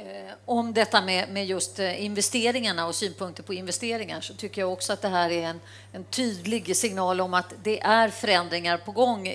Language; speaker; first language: Swedish; native; Swedish